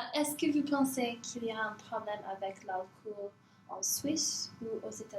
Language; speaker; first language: French; non-native, learner; English